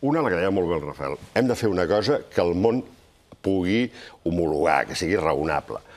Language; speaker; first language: Catalan; native; Catalan